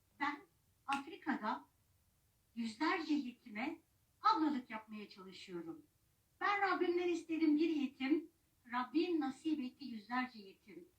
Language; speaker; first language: Turkish; native; Turkish